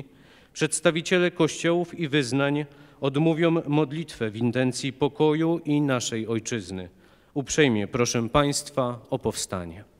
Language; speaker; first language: Polish; native; Polish